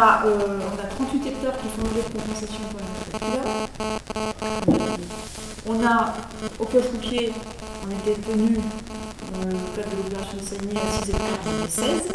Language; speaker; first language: French; native; French